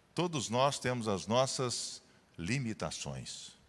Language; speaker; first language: Portuguese; native; Portuguese